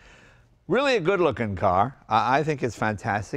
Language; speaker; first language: English; native; English